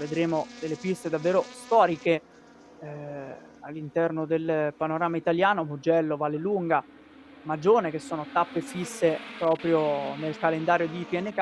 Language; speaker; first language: Italian; native; Italian